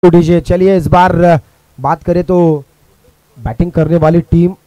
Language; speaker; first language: Hindi; non-native, local second language; Marathi